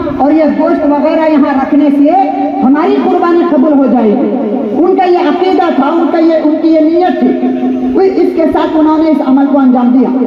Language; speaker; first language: Urdu; native; Urdu